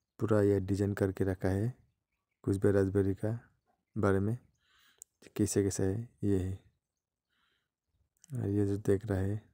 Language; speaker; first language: Hindi; non-native, local second language; Bangla